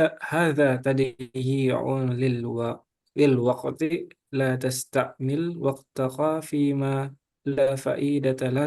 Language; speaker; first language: Arabic; non-native, learner; Indonesian